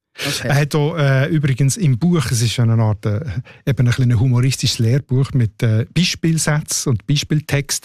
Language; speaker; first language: German; native; German